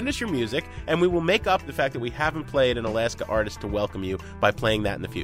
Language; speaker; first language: English; native; English